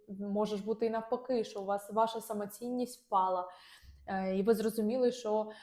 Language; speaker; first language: Ukrainian; non-native, local second language; Russian